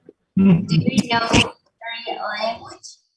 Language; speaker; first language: English; non-native, learner; Spanish